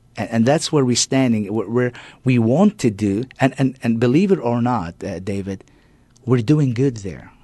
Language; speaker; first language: English; non-native, fluent; Arabic